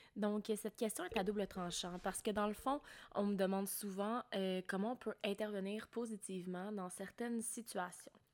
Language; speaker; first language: French; native; French